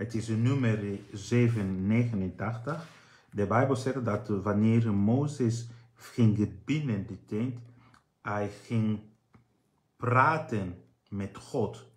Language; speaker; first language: Dutch; non-native, fluent; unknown